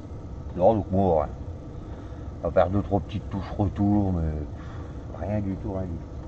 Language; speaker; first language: French; native; French